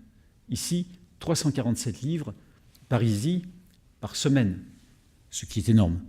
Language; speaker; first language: French; native; French